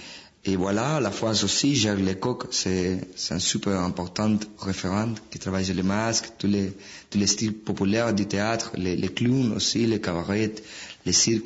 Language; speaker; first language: French; non-native, fluent; Spanish